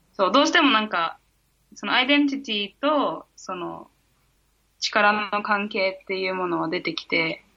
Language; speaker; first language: Japanese; early bilingual, heritage; Japanese